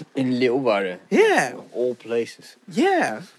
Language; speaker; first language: English; non-native, fluent; Bulgarian